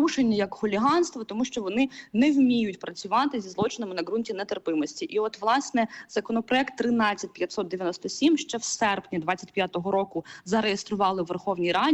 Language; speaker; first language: Ukrainian; native; Ukrainian